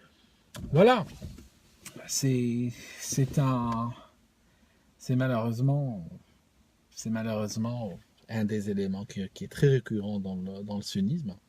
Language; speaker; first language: French; native; French